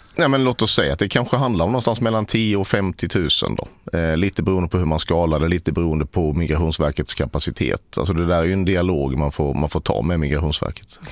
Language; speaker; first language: Swedish; native; Swedish